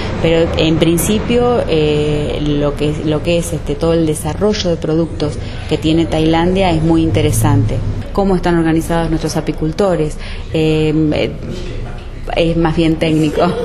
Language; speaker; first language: Spanish; native; Spanish